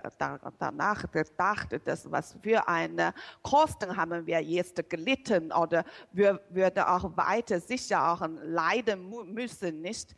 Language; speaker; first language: German; non-native, learner; Chinese